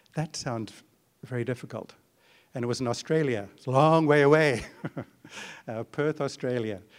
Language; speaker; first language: English; native; English